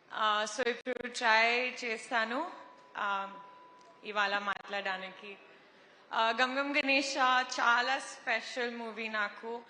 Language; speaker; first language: Telugu; non-native, learner; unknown